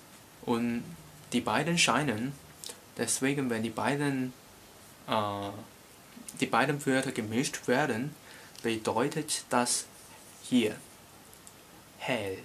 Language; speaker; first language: German; non-native, learner; Cantonese